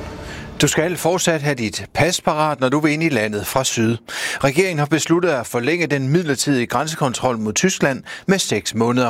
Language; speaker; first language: Danish; native; Danish